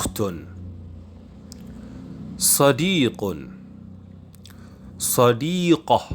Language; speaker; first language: Arabic; non-native, fluent; Indonesian